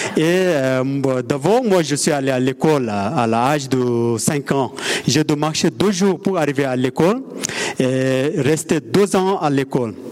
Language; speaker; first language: French; non-native, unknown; Sherpa